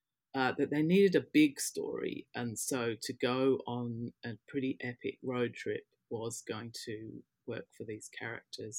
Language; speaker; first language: English; native; English